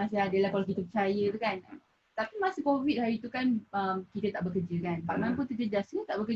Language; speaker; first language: Malay; native; Malay